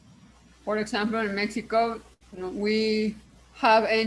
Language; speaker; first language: English; non-native, learner; Spanish